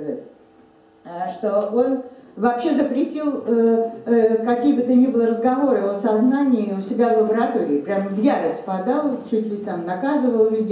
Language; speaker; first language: Russian; native; Russian